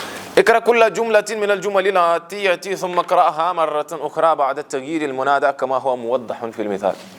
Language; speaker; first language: Arabic; non-native, fluent; Kashmiri